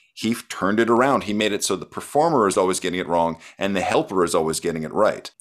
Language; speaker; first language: English; native; English